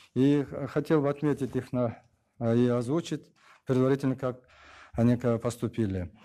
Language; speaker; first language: Russian; non-native, local second language; Kyrgyz